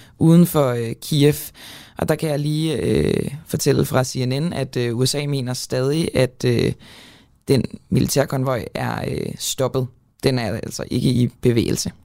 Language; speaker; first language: Danish; native; Danish